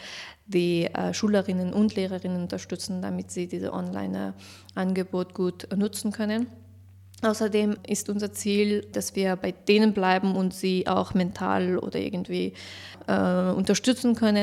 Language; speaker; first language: German; non-native, fluent; Persian